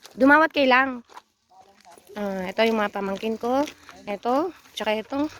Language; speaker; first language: Filipino; non-native, local second language; Iloko